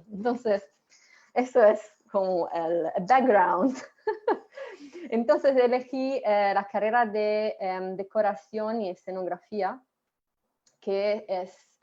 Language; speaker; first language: Spanish; non-native, fluent; Italian